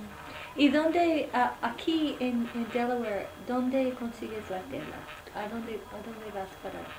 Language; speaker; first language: Spanish; non-native, fluent; English